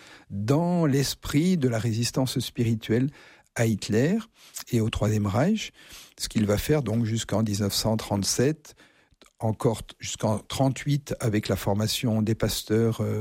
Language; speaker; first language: French; native; French